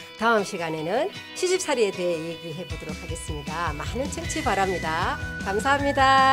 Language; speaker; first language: Korean; native; Korean